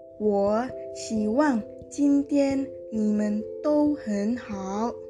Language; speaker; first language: Chinese; non-native, learner; Indonesian